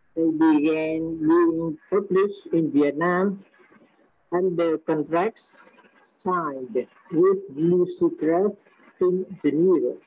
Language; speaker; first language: English; non-native, learner; Vietnamese